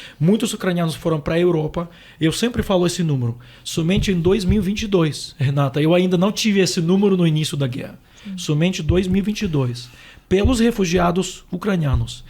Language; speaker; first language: Portuguese; non-native, fluent; Ukrainian